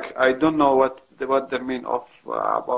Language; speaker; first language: English; non-native, learner; Kurdish